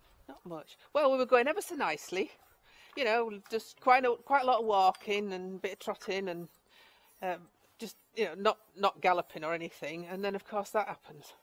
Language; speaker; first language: English; native; English